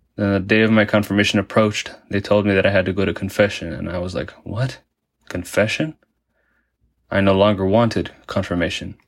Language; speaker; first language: English; early bilingual, other home language; Spanish